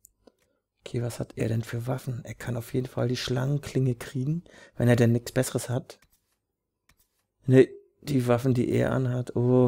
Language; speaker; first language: German; native; German